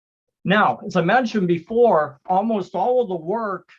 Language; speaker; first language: English; native; English